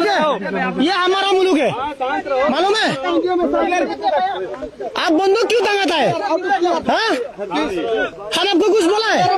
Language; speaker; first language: Hindi; non-native, learner; Bangla